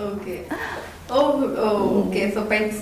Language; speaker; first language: Telugu; native; Telugu